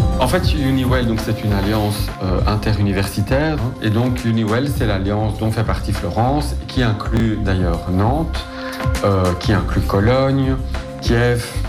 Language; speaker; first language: French; native; French